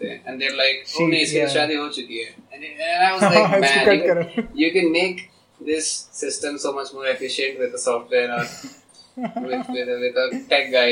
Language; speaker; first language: English; non-native, local second language; Hindi